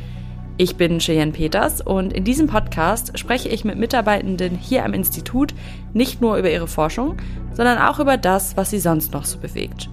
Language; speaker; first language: German; native; German